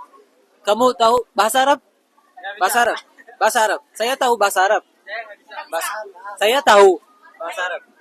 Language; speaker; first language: Indonesian; non-native, learner; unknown